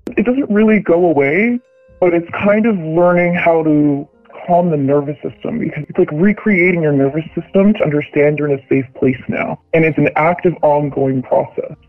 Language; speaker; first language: English; native; English